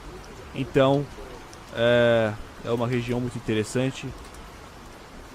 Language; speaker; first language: Portuguese; native; Portuguese